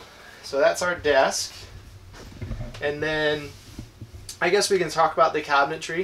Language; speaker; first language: English; native; English